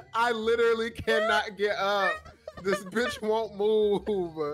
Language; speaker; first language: English; native; English